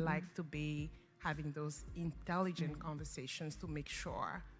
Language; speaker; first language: English; non-native, local second language; French